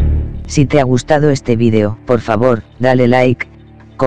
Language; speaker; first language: Spanish; native; Spanish